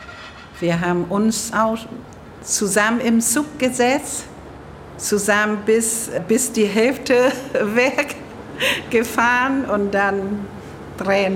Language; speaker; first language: German; non-native, learner; Vietnamese